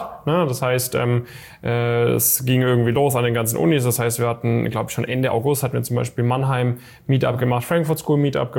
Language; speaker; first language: German; native; German